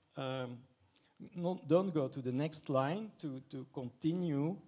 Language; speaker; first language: English; non-native, fluent; French